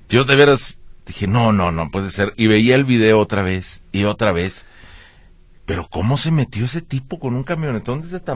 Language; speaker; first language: Spanish; native; Spanish